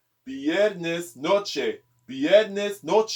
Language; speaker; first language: Spanish; non-native, learner; English